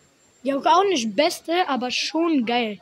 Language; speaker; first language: German; early bilingual, other home language; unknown